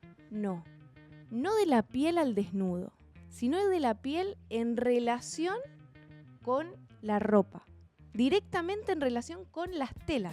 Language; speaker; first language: Spanish; native; Spanish